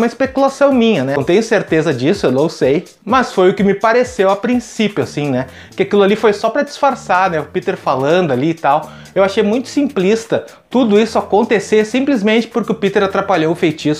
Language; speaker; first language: Portuguese; native; Portuguese